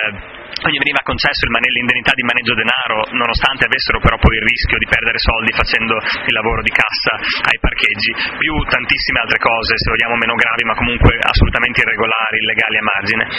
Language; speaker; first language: Italian; native; Italian